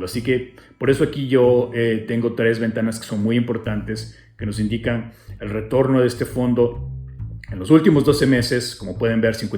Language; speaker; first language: Spanish; native; Spanish